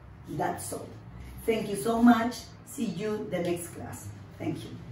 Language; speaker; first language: English; non-native, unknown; Spanish